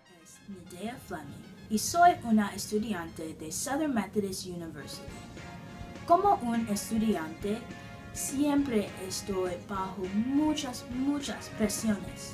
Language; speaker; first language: Spanish; non-native, learner; English